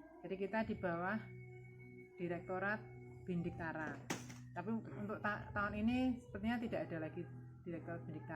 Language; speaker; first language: Indonesian; native; Indonesian